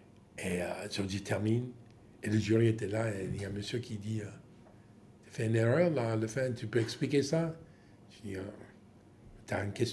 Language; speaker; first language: French; non-native, fluent; English